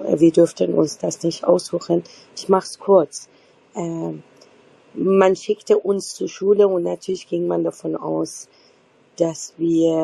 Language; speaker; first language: German; non-native, fluent; Persian